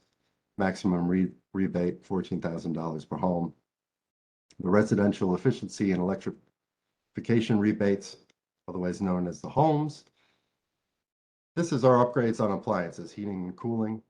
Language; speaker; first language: English; native; English